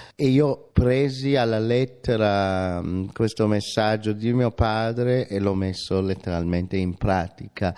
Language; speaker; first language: Italian; non-native, fluent; Persian